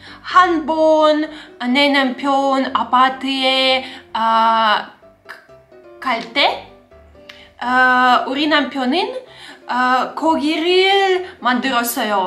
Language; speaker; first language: Korean; non-native, learner; Russian